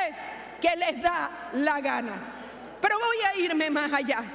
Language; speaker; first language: Spanish; native; Spanish